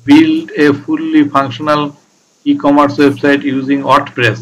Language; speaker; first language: English; non-native, local second language; Bangla